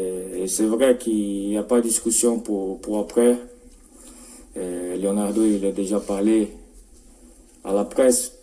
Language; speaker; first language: French; non-native, fluent; Portuguese